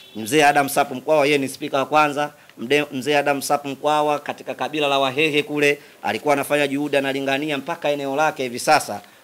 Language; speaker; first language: Swahili; native; Swahili